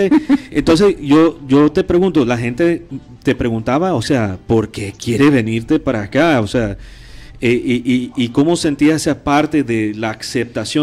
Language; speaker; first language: Spanish; non-native, fluent; English